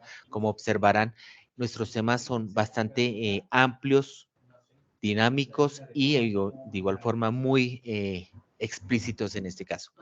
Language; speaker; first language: Spanish; native; Spanish